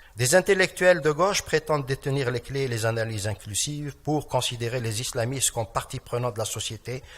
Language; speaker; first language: French; non-native, local second language; Kabyle